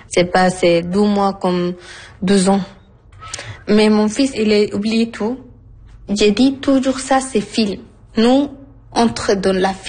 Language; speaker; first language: French; non-native, learner; Arabic